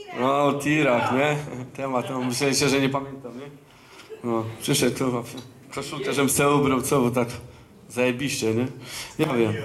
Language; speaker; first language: Polish; native; Polish